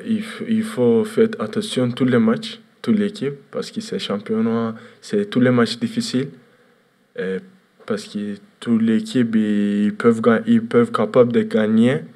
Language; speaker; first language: French; non-native, learner; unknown